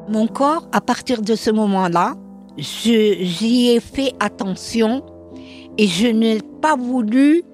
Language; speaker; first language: French; non-native, local second language; Arabic